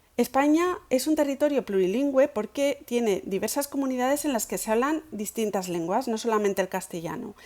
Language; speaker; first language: Spanish; native; Spanish